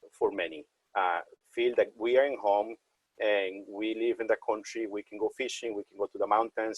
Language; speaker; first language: English; non-native, fluent; Spanish